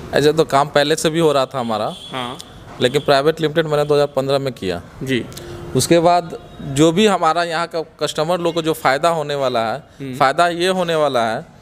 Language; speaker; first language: Hindi; native; Hindi